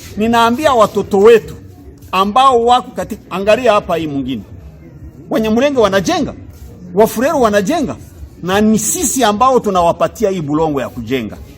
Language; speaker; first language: Swahili; non-native, local second language; Kinyarwanda